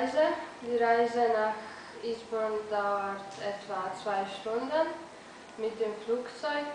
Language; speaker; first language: German; non-native, learner; Slovenian